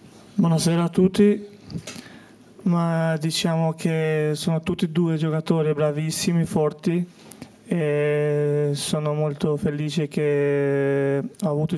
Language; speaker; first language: Italian; non-native, fluent; Albanian